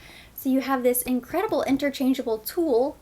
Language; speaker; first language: English; native; English